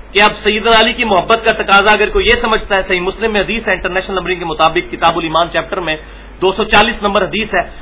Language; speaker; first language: Urdu; non-native, local second language; Punjabi